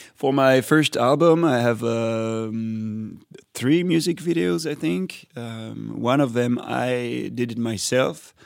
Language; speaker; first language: English; non-native, fluent; French